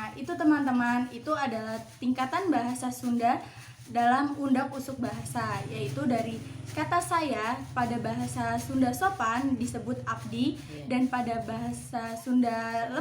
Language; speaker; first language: Indonesian; non-native, local second language; Javanese